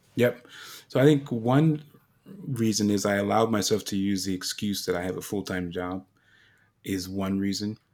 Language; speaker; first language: English; native; English